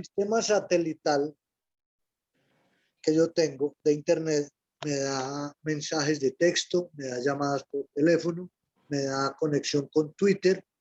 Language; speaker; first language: Spanish; native; Spanish